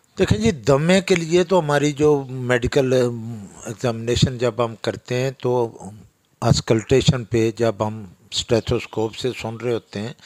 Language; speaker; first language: Urdu; non-native, local second language; Pahari-Potwari